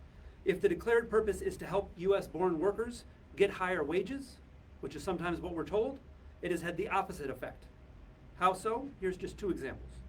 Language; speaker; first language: English; native; English